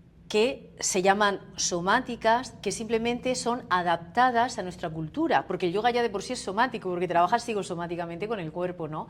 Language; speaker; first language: Spanish; native; Spanish